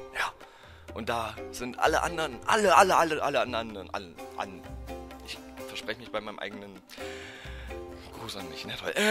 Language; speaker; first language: German; native; German